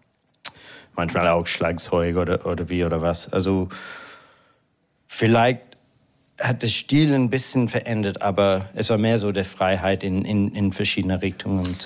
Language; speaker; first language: German; non-native, fluent; English